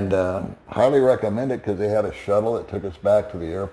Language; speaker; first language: English; native; English